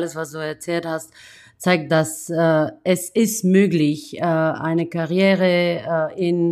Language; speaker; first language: German; non-native, fluent; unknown